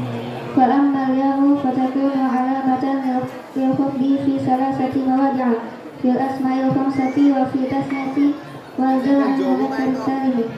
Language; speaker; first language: Arabic; non-native, learner; Indonesian